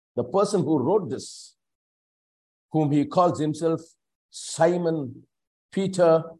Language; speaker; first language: English; non-native, local second language; Tamil